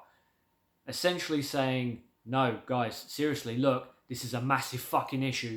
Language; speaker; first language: English; native; English